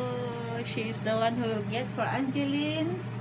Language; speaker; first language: English; non-native, local second language; Filipino